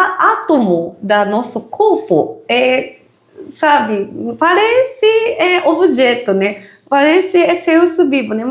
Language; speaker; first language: Portuguese; non-native, fluent; Japanese